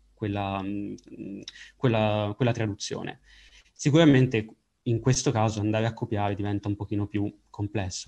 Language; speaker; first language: Italian; native; Italian